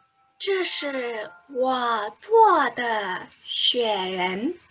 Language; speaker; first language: Chinese; non-native, fluent; Mongolian